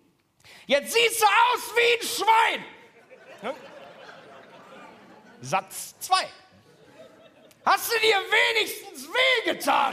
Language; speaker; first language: German; native; German